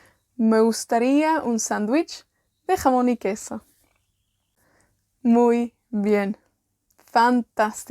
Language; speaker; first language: Spanish; non-native, fluent; Welsh